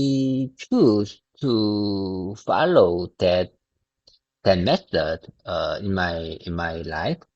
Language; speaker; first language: English; non-native, learner; Korean